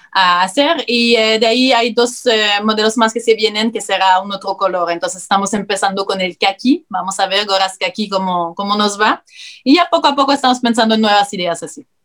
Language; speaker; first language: Spanish; non-native, fluent; French